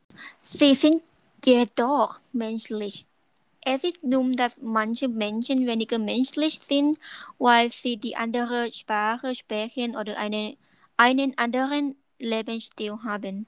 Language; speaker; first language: German; non-native, learner; Thai